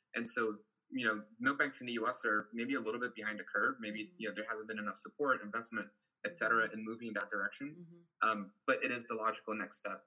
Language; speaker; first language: English; non-native, fluent; Portuguese